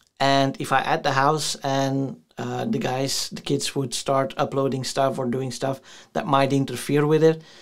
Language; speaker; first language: English; non-native, fluent; Dutch